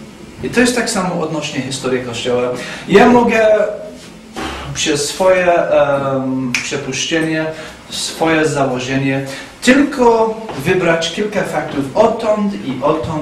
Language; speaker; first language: Polish; non-native, fluent; English